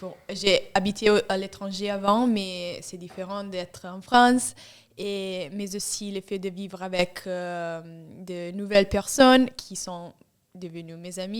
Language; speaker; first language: French; non-native, fluent; English